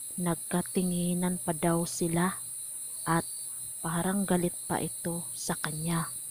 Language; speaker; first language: Filipino; native; Filipino